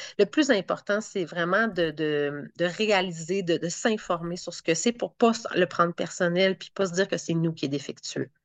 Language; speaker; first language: French; native; French